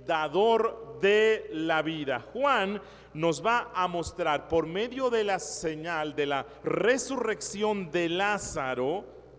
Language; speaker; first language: Spanish; native; Spanish